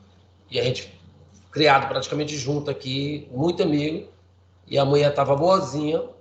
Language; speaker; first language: Portuguese; native; Portuguese